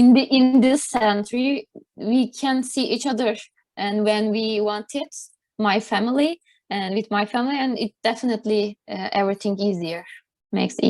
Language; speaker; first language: English; non-native, learner; Turkish